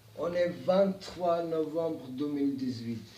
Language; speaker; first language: French; non-native, learner; Georgian